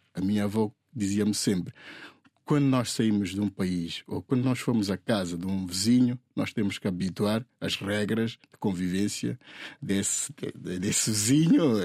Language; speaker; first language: Portuguese; non-native, local second language; Upper Guinea Crioulo